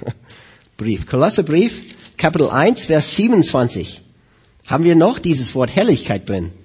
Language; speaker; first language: German; non-native, fluent; English